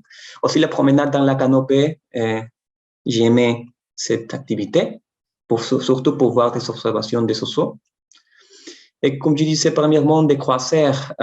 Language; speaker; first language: French; non-native, fluent; Spanish